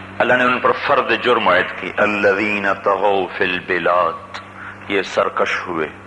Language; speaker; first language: Urdu; non-native, local second language; Punjabi